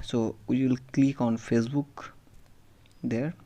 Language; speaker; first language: English; non-native, local second language; Hindi